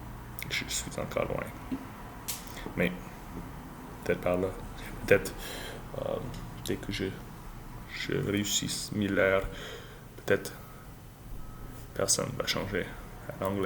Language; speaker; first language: French; non-native, learner; English